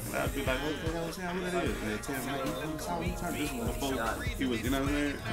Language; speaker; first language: English; native; English